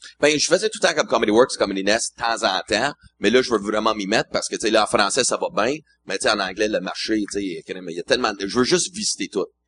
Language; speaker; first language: French; non-native, local second language; English